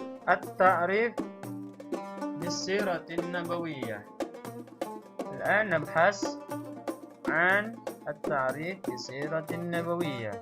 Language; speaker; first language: Arabic; non-native, fluent; Indonesian